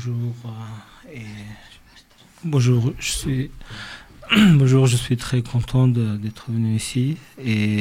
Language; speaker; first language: French; non-native, learner; Mongolian